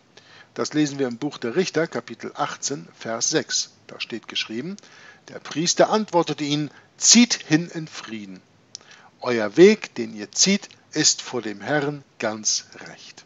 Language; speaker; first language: German; native; German